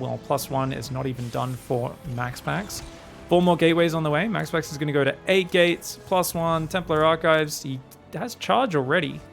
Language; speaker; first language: English; native; English